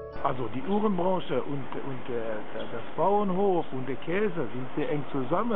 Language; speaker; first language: German; non-native, local second language; French